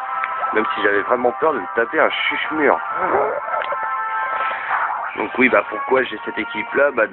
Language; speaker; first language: French; native; French